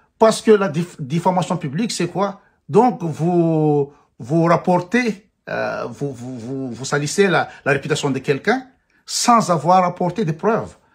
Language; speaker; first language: French; non-native, local second language; Malagasy